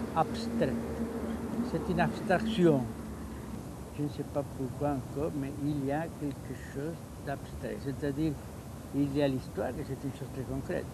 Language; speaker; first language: French; non-native, fluent; Spanish